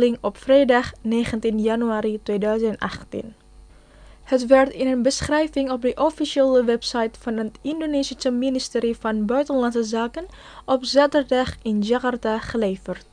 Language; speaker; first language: Dutch; non-native, fluent; Indonesian